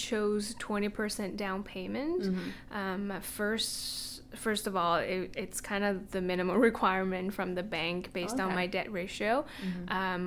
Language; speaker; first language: English; non-native, fluent; Chinese